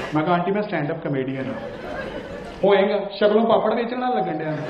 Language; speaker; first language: Hindi; non-native, local second language; Punjabi